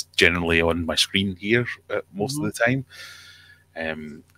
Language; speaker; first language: English; native; English